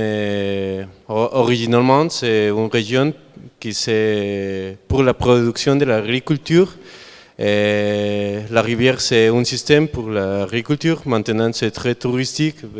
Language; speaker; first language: French; non-native, learner; Spanish